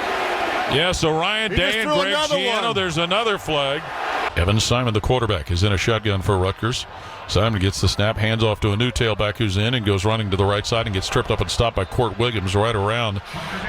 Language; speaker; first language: English; native; English